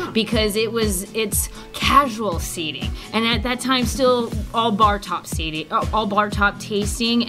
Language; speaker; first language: English; native; English